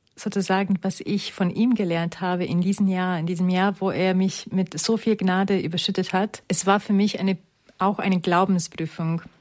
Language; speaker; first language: German; non-native, fluent; Romanian